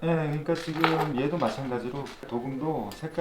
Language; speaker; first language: Korean; native; Korean